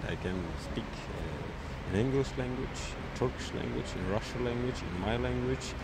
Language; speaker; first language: English; non-native, learner; Uzbek